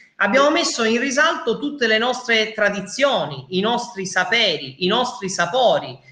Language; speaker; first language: Italian; early bilingual, heritage; Italian